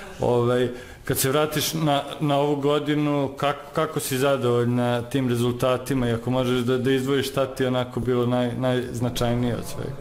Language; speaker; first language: Serbian; native; Serbian